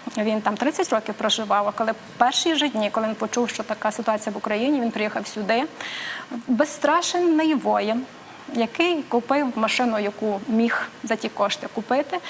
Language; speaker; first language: Ukrainian; native; Ukrainian